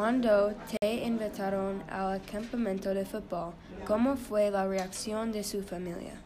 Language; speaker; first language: Spanish; non-native, learner; English